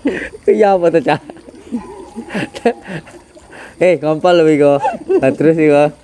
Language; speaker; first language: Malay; non-native, local second language; Javanese